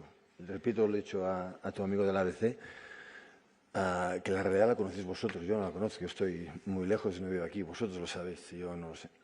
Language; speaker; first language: Spanish; native; Spanish